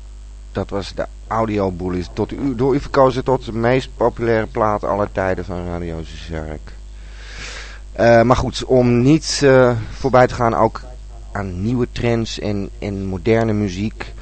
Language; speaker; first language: Dutch; native; Dutch